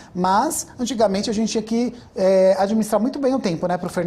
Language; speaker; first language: Portuguese; native; Portuguese